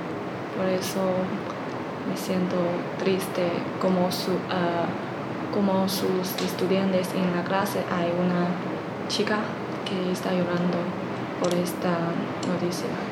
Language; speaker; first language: Spanish; non-native, learner; Chinese